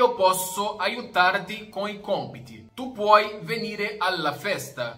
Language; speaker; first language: Italian; non-native, fluent; Portuguese